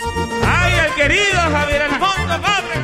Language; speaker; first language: Spanish; native; Spanish